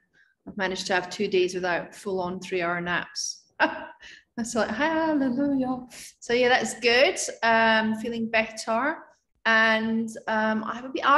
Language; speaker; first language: English; native; English